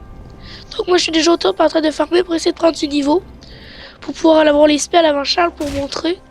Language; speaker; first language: French; native; French